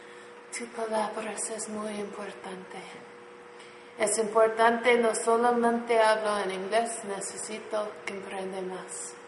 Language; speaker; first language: Spanish; non-native, learner; English